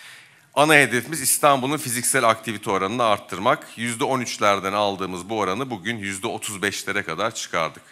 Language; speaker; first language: Turkish; native; Turkish